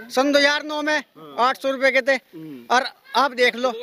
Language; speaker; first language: Hindi; native; Hindi